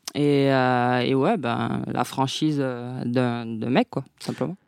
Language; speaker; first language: French; non-native, local second language; Guadeloupean Creole French